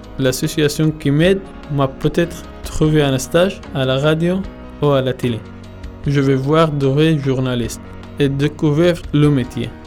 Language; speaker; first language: French; non-native, learner; Persian